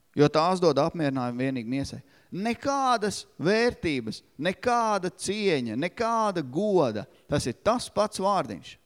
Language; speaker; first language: Latvian; native; Latvian